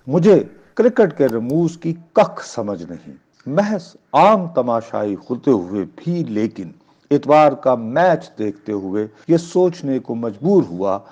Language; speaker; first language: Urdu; non-native, local second language; Punjabi